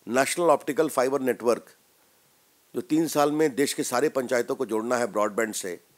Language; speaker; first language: Hindi; native; Hindi